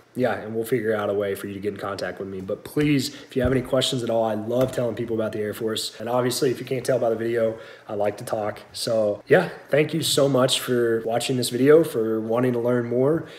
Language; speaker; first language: English; native; English